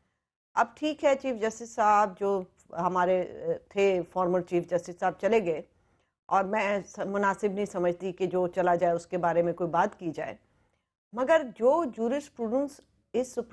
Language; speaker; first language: Urdu; native; Urdu